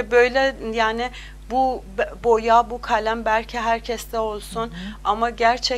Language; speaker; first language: Turkish; non-native, learner; Azerbaijani